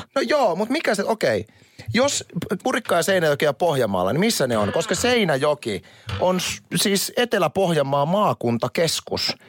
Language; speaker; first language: Finnish; native; Finnish